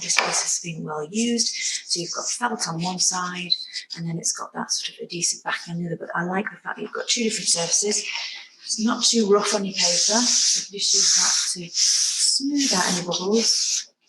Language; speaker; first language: English; native; English